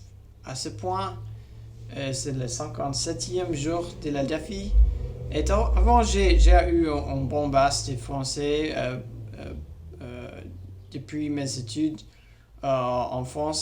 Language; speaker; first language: French; non-native, learner; English